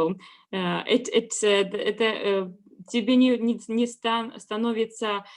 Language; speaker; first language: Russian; non-native, learner; Georgian